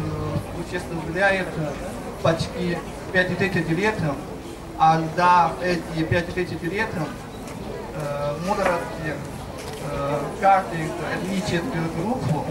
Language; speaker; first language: Russian; non-native, fluent; Chinese